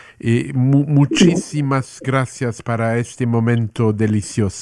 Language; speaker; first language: Spanish; non-native, learner; English